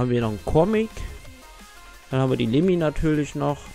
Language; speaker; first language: German; native; German